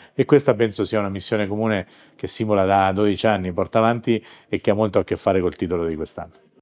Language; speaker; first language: Italian; native; Italian